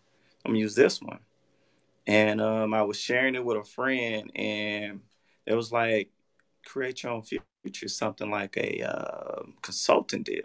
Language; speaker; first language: English; native; English